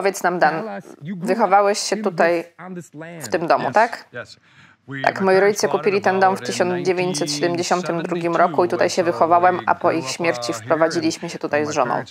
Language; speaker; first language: Polish; native; Polish